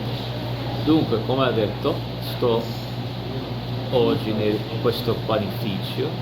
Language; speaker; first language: Italian; non-native, learner; Portuguese